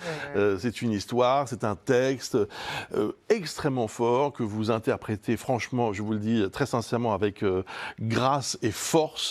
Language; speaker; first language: French; native; French